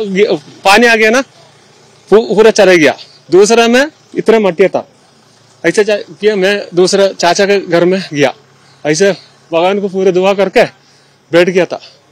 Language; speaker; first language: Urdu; non-native, local second language; Malayalam